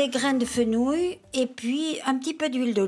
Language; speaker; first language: French; native; French